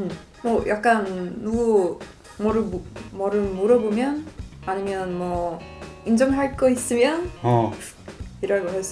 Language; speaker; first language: Korean; non-native, learner; Swedish